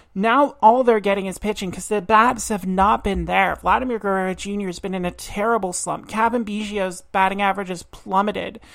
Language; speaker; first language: English; native; English